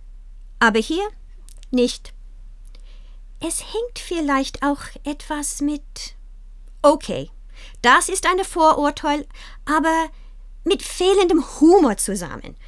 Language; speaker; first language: German; non-native, fluent; English